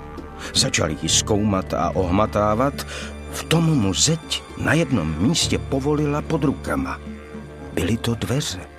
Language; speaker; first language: Czech; native; Czech